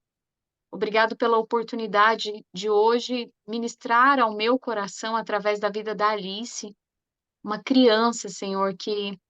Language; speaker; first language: Portuguese; native; Portuguese